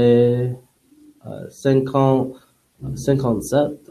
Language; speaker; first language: French; non-native, learner; English